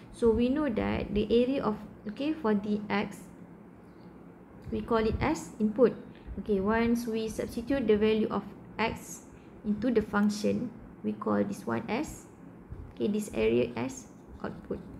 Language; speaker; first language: English; non-native, local second language; Malay